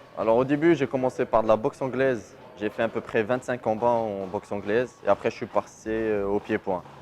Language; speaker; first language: French; non-native, local second language; Arabic